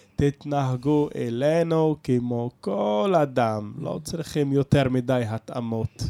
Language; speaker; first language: Hebrew; non-native, local second language; Arabic